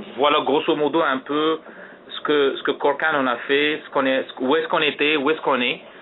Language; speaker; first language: French; native; French